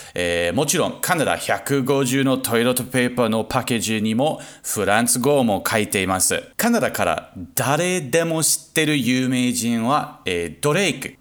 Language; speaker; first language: Japanese; non-native, learner; English